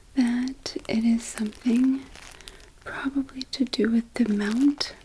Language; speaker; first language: English; native; English